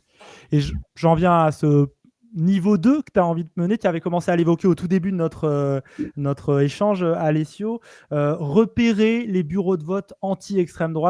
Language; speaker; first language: French; native; French